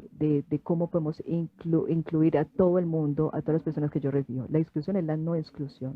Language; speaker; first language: Spanish; non-native, fluent; French